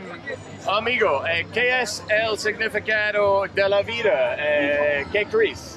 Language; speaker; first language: Spanish; non-native, learner; English